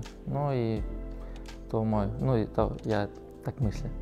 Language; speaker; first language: Polish; non-native, learner; Russian